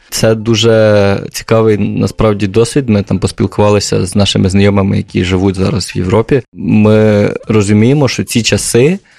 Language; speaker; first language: Ukrainian; native; Ukrainian